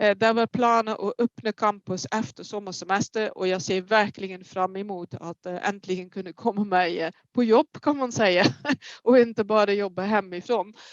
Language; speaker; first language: Swedish; non-native, fluent; Dutch